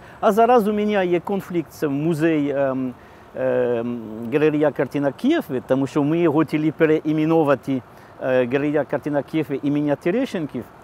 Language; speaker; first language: Ukrainian; non-native, learner; French